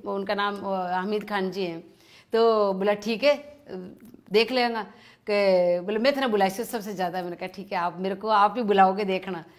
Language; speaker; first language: Hindi; native; Hindi